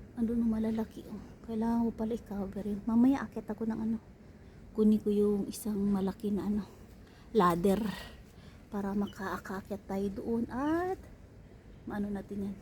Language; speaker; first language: Filipino; non-native, local second language; Chavacano